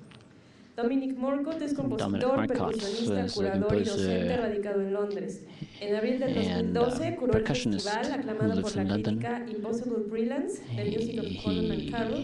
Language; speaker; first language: Spanish; native; Spanish